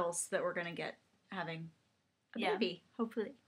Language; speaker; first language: English; native; English